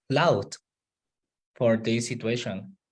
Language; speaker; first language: English; non-native, learner; Spanish